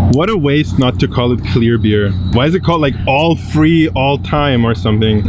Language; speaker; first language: English; non-native, fluent; German